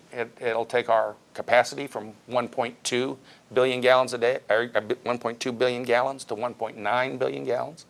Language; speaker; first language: English; native; English